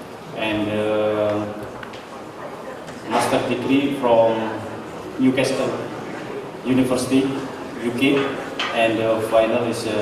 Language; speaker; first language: English; non-native, learner; Indonesian